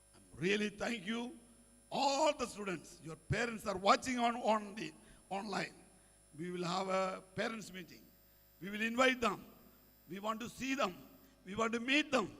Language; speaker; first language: English; non-native, local second language; Malayalam